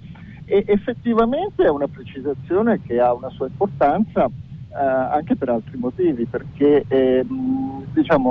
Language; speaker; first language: Italian; early bilingual, other home language; Chinese